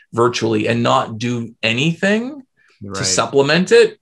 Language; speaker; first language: English; native; English